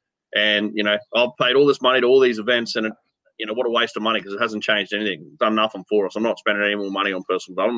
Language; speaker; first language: English; native; English